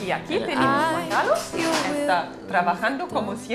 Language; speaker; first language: Spanish; non-native, fluent; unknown